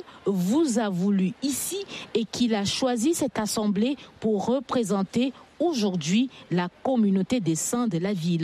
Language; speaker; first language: French; native; French